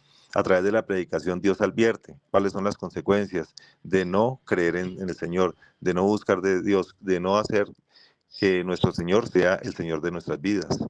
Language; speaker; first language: Spanish; native; Spanish